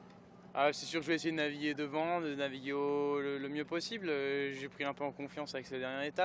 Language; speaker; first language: French; native; French